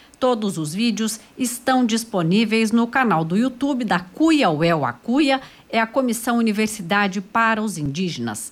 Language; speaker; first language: Portuguese; native; Portuguese